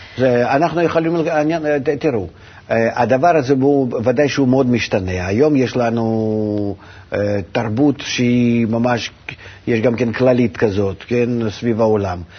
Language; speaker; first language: Hebrew; non-native, fluent; Russian